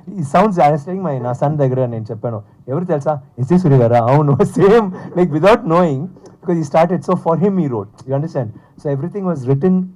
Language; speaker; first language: Telugu; non-native, fluent; Tamil